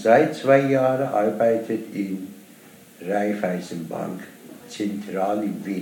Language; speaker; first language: German; non-native, learner; Persian